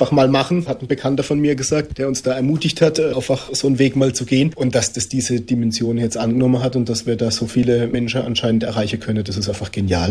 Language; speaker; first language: German; native; German